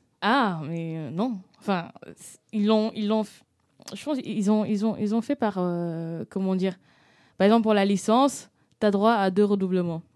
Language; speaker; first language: French; non-native, local second language; Wolof